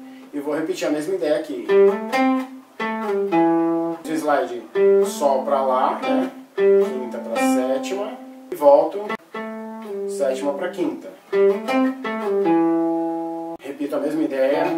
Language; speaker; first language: Portuguese; native; Portuguese